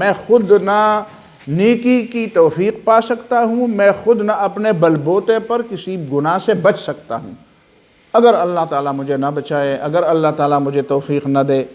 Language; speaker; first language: Urdu; non-native, local second language; Pashto